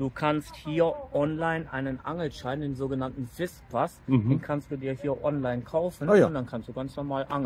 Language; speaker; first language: German; native; German